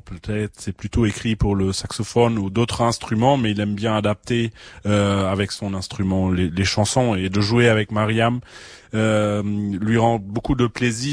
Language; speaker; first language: French; non-native, fluent; German